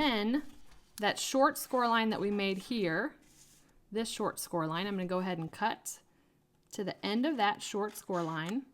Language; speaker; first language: English; native; English